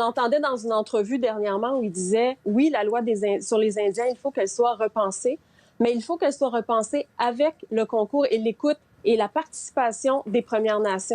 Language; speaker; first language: French; native; French